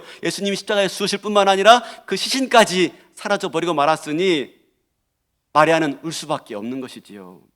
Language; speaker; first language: Korean; native; Korean